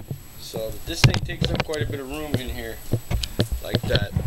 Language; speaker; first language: English; native; English